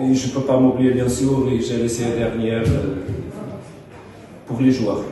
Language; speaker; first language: French; non-native, fluent; Portuguese